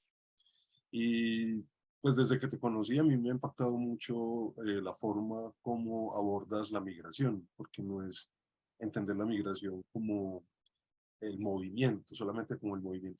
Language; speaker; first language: Spanish; native; Spanish